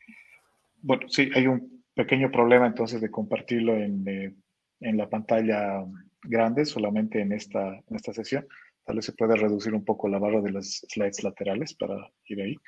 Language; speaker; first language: Spanish; native; Spanish